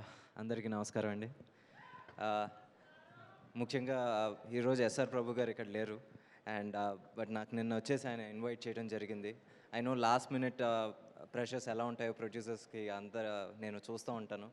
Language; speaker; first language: Telugu; native; Telugu